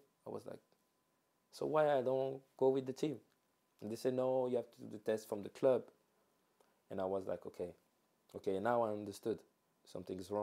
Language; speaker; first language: English; non-native, fluent; French